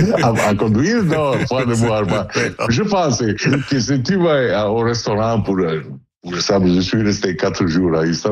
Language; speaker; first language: French; non-native, learner; Italian